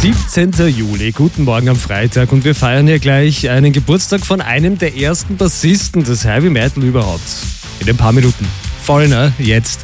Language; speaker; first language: German; native; German